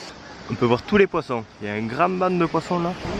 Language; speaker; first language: French; native; French